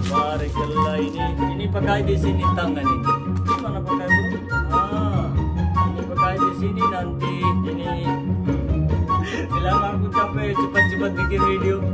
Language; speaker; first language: Indonesian; non-native, learner; Hindi